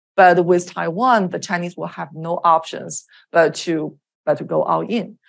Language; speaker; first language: English; non-native, fluent; Chinese